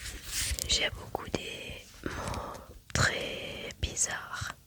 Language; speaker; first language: French; non-native, learner; German